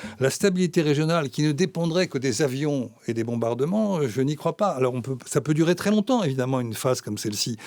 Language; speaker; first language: French; native; French